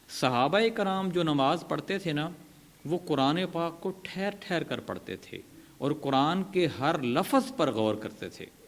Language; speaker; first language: Urdu; non-native, local second language; Punjabi